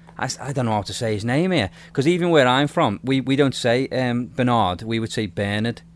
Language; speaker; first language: English; native; English